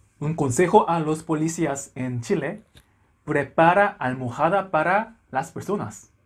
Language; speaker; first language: Spanish; non-native, learner; Korean